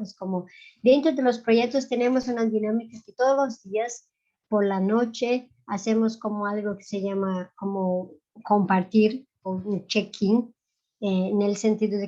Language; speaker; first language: Spanish; non-native, fluent; Portuguese